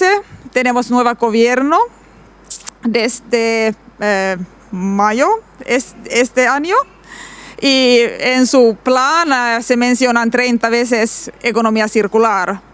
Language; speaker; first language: Spanish; non-native, learner; Finnish